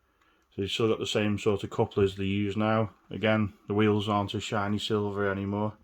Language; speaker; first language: English; native; English